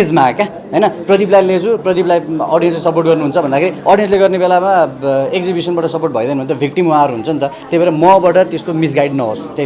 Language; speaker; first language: Nepali; native; Nepali